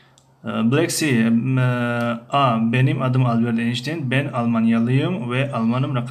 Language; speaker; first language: Turkish; non-native, fluent; Tajik